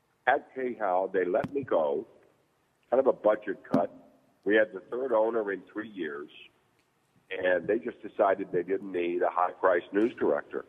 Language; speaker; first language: English; native; English